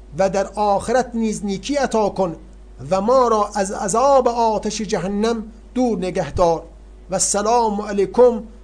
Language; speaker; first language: Persian; native; Persian